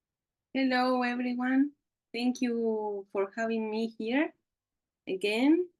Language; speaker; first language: English; non-native, learner; Spanish